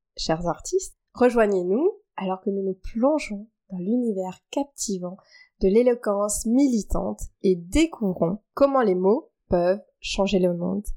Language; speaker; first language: French; non-native, local second language; Morisyen